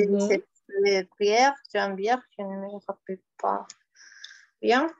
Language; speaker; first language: French; non-native, fluent; Spanish